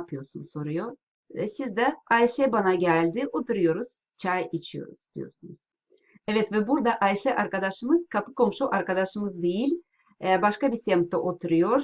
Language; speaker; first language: Turkish; non-native, fluent; Russian